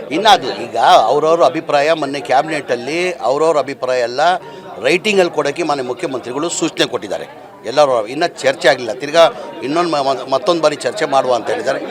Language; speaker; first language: Kannada; non-native, local second language; Urdu